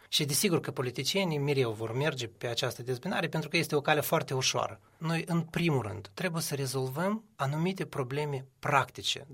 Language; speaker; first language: Romanian; non-native, local second language; Russian